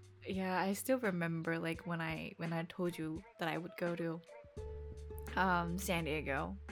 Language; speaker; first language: English; non-native, fluent; Japanese